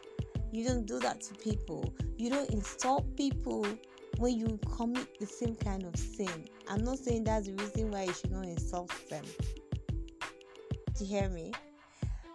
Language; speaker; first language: English; non-native, local second language; Yoruba